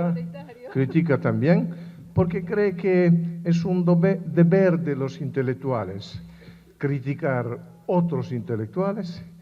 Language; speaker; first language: Spanish; non-native, fluent; Italian